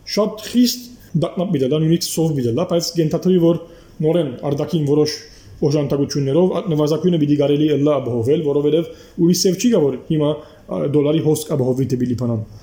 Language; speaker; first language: Armenian; early bilingual, heritage; Armenian